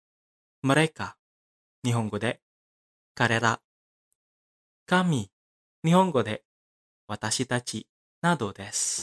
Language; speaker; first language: Japanese; non-native, fluent; Indonesian